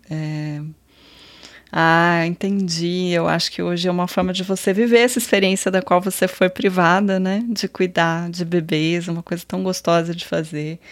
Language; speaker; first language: Portuguese; native; Portuguese